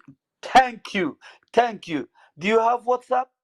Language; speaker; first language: English; non-native, local second language; Somali